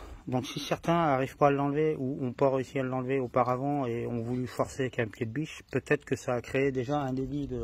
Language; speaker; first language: French; native; French